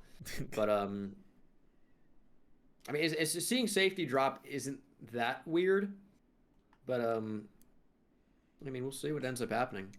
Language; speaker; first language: English; native; English